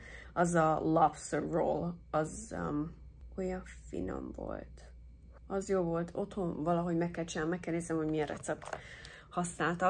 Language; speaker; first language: Hungarian; early bilingual, heritage; English